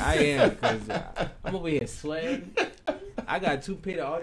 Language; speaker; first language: English; native; English